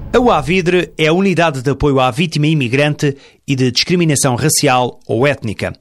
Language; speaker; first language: Portuguese; native; Portuguese